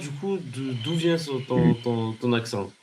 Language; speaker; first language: French; native; French